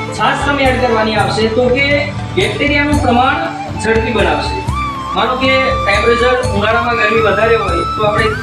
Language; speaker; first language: Gujarati; non-native, local second language; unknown